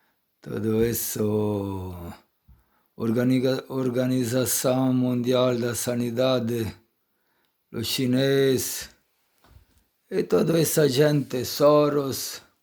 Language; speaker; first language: Portuguese; non-native, fluent; Italian